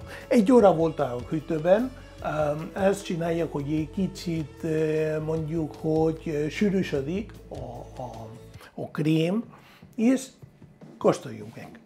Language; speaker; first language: Hungarian; non-native, fluent; Spanish